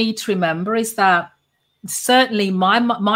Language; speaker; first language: English; native; English